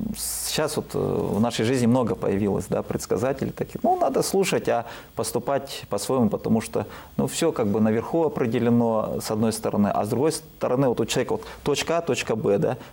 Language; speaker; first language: Russian; native; Russian